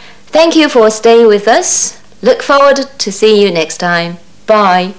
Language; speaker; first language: English; non-native, fluent; Chinese